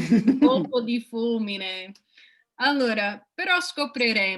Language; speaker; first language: Italian; non-native, fluent; English